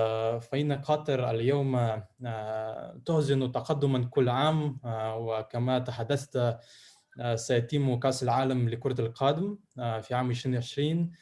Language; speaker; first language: Arabic; non-native, learner; Russian